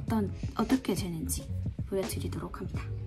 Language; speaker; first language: Korean; non-native, fluent; Thai